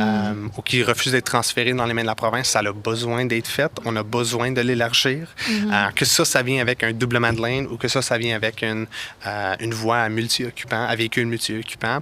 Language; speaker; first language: French; native; French